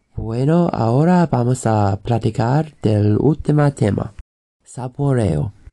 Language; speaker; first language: Spanish; non-native, learner; English